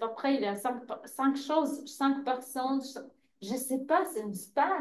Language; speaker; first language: French; non-native, fluent; Polish